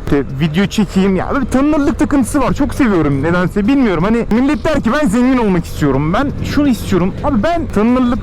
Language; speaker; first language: Turkish; native; Turkish